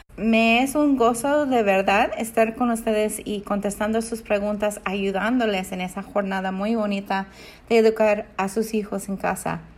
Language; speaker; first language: Spanish; non-native, fluent; English